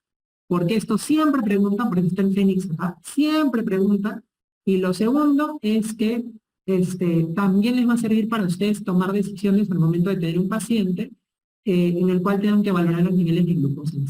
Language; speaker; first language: Spanish; native; Spanish